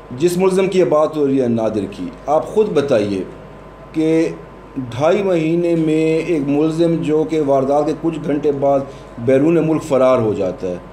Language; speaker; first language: Urdu; non-native, local second language; Pashto